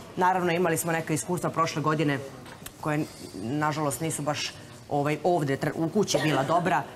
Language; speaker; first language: Serbian; native; Serbian